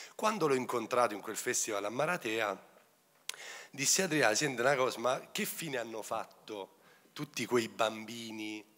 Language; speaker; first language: Italian; native; Italian